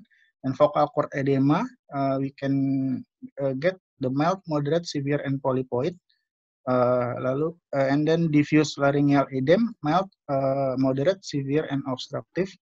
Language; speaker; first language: English; non-native, learner; Indonesian